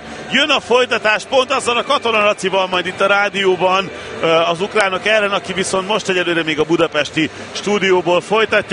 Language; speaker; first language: Hungarian; native; Hungarian